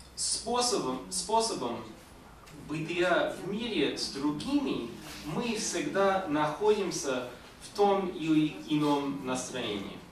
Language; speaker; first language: Russian; non-native, fluent; English